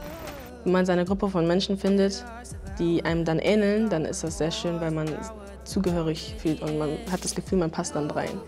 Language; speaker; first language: German; early bilingual, other home language; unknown